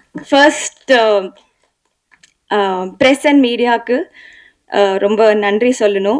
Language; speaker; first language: Tamil; non-native, learner; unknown